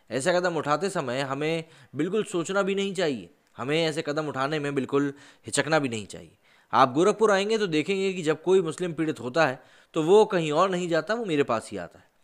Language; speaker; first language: Hindi; native; Hindi